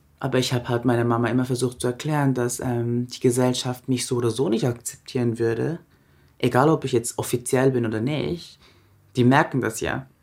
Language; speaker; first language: German; early bilingual, other home language; Japanese